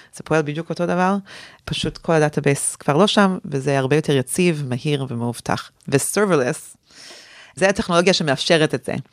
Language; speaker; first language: Hebrew; early bilingual, heritage; Hebrew